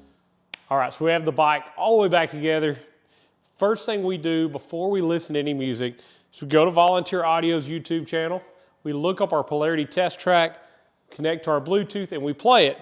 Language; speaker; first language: English; native; English